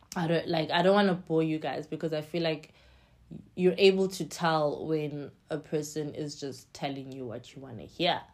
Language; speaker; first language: English; non-native, local second language; Xhosa